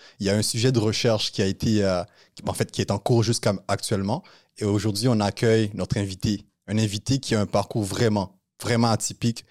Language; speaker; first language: French; native; French